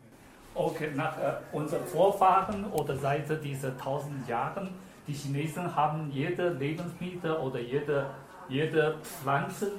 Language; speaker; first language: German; non-native, fluent; Chinese